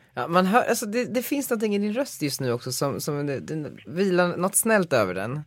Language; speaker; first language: Swedish; native; Swedish